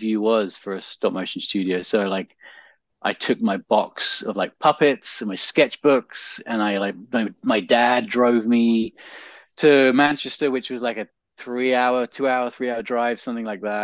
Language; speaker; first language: English; native; English